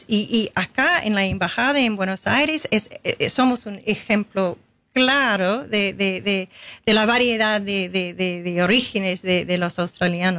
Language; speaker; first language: Spanish; non-native, fluent; English